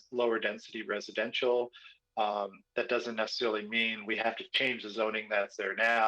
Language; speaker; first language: English; native; English